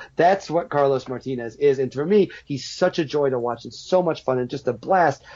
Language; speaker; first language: English; native; English